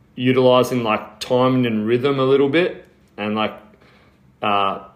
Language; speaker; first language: English; native; English